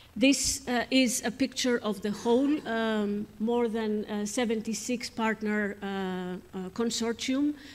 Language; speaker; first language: English; non-native, fluent; Greek